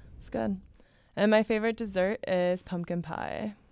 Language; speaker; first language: English; native; English